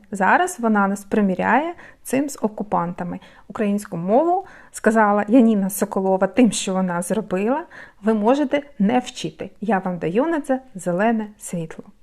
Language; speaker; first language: Ukrainian; non-native, local second language; Russian